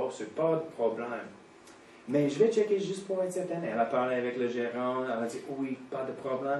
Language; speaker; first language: French; non-native, fluent; English